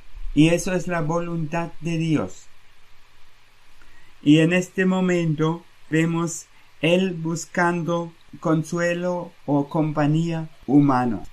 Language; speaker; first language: Spanish; non-native, fluent; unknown